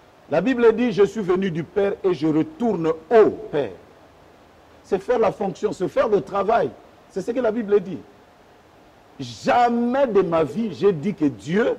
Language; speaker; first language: French; non-native, local second language; Lingala